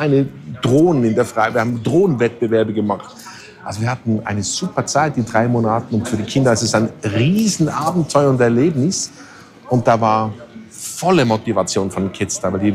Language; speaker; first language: German; native; German